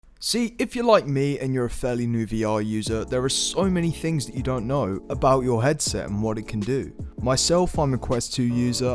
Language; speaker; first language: English; native; English